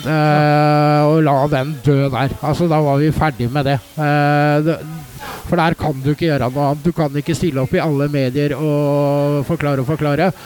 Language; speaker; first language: Norwegian; native; Norwegian